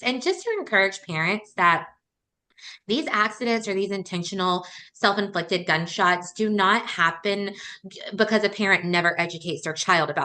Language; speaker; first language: English; native; English